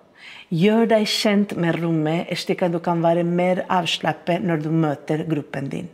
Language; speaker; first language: Norwegian; non-native, fluent; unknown